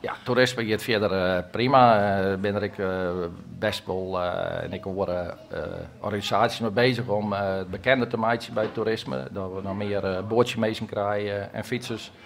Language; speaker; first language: Dutch; non-native, local second language; Western Frisian